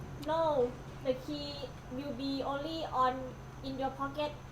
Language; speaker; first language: English; non-native, learner; Thai